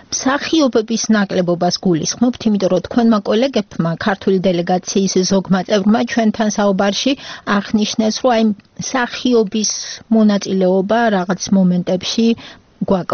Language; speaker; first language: Georgian; native; Georgian